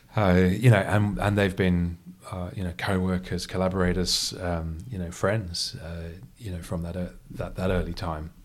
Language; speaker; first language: English; native; English